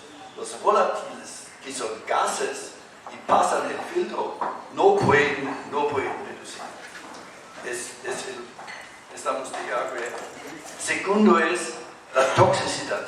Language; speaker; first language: Spanish; non-native, fluent; German